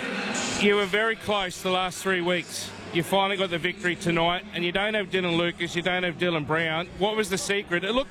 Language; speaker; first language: English; native; English